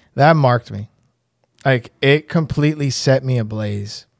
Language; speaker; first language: English; native; English